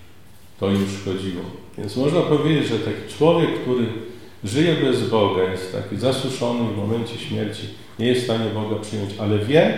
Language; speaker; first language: Polish; native; Polish